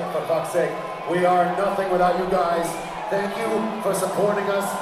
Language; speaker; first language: English; native; English